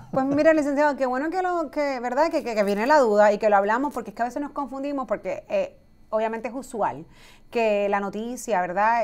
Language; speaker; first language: Spanish; native; Spanish